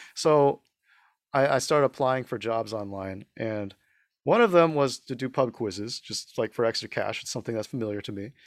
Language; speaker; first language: English; early bilingual, other home language; Chinese